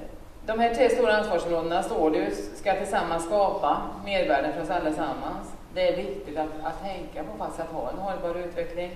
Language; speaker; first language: Swedish; native; Swedish